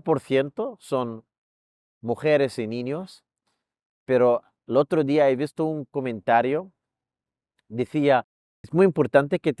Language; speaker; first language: Spanish; non-native, fluent; Arabic